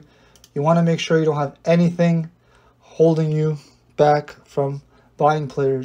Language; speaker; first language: English; native; English